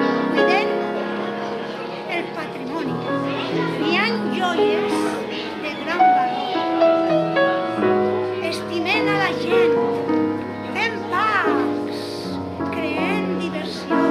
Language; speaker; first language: Catalan; non-native, local second language; Spanish